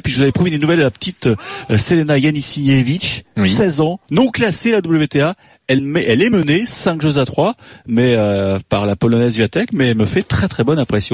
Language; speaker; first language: French; native; French